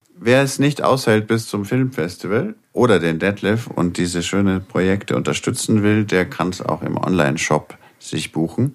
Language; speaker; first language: German; native; German